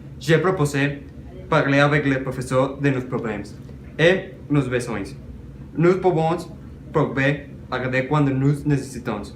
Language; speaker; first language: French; non-native, learner; Spanish